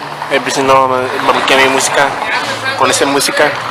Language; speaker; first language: Spanish; early bilingual, heritage; Spanish